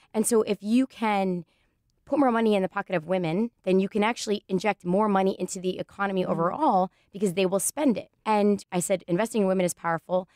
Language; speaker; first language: English; native; English